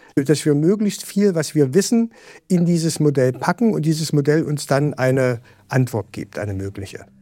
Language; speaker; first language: German; native; German